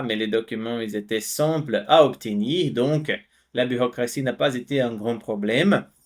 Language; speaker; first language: French; non-native, fluent; Portuguese